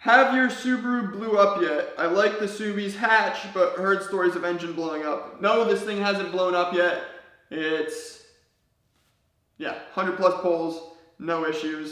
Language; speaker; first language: English; native; English